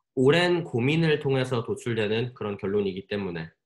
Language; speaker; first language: Korean; native; Korean